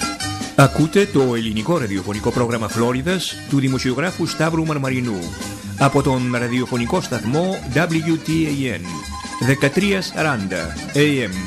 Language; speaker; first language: Greek; native; Greek